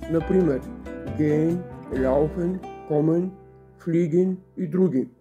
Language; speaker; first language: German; non-native, fluent; Bulgarian